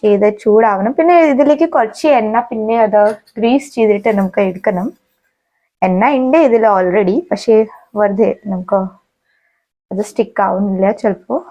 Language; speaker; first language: Malayalam; non-native, learner; Hindi